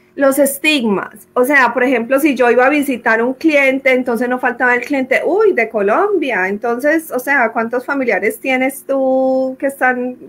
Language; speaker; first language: Spanish; native; Spanish